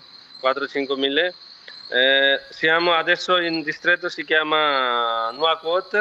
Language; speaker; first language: Italian; non-native, fluent; Nepali